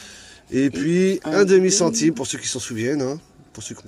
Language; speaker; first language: French; native; French